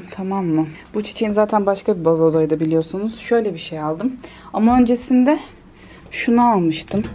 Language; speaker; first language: Turkish; native; Turkish